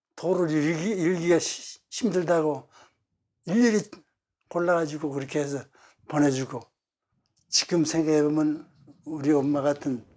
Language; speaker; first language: Korean; native; Korean